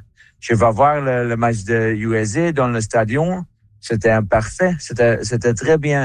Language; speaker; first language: French; non-native, learner; Dutch